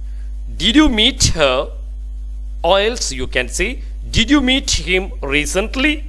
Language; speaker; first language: English; non-native, local second language; Sinhala